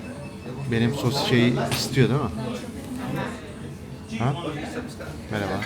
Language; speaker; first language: Turkish; native; Turkish